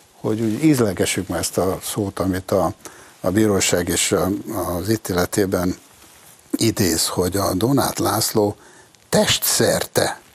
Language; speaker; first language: Hungarian; native; Hungarian